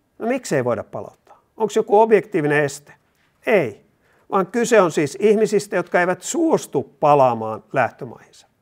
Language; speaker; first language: Finnish; native; Finnish